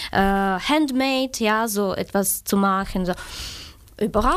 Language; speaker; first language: German; non-native, learner; Ukrainian